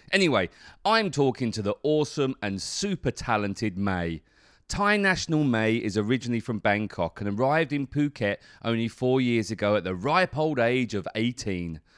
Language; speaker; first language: English; native; English